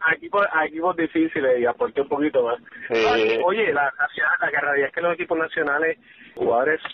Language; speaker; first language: Spanish; native; Spanish